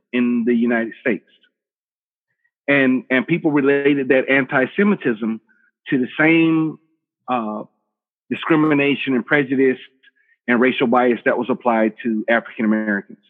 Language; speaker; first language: English; native; English